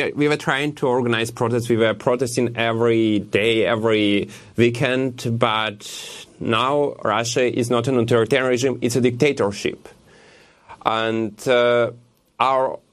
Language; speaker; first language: English; non-native, fluent; Russian